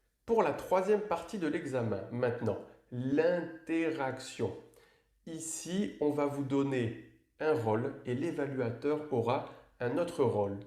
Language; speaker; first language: French; native; French